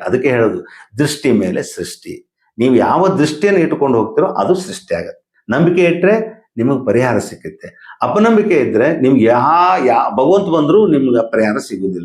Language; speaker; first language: Kannada; native; Kannada